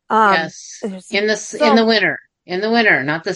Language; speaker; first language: English; native; English